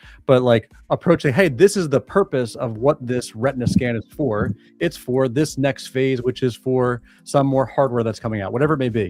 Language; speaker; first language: English; native; English